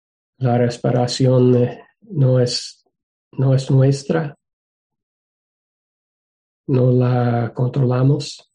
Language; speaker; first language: Spanish; non-native, fluent; English